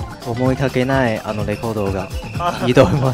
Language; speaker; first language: Japanese; non-native, fluent; Chinese